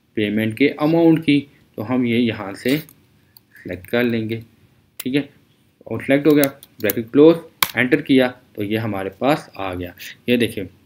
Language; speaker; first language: Urdu; native; Urdu